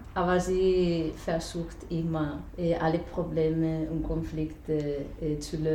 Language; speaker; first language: German; non-native, fluent; Spanish